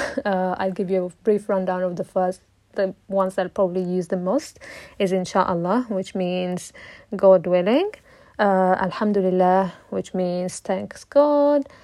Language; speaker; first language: English; non-native, fluent; Italian